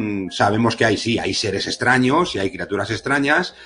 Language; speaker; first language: Spanish; native; Spanish